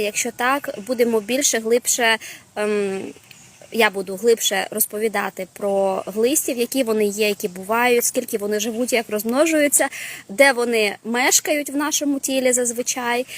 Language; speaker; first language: Ukrainian; non-native, local second language; Russian